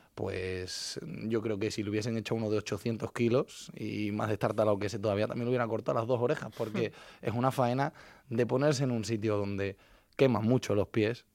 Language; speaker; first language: Spanish; native; Spanish